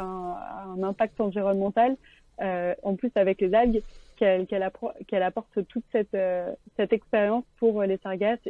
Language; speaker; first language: French; native; French